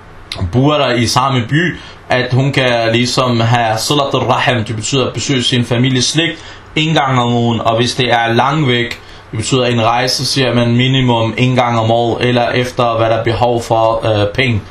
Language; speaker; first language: Danish; non-native, fluent; Arabic